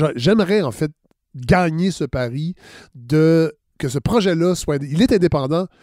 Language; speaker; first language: French; native; French